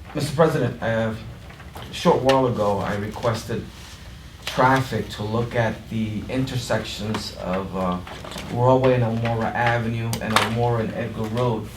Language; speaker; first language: English; non-native, fluent; Italian